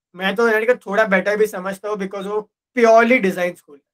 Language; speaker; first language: Hindi; non-native, local second language; Gujarati